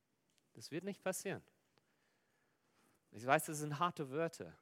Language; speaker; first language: German; non-native, fluent; Afrikaans